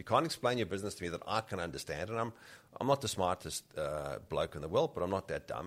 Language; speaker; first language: English; native; English